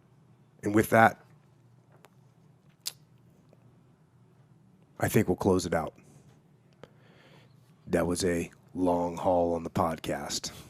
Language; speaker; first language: English; native; English